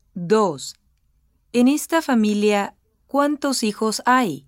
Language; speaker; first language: Spanish; non-native, learner; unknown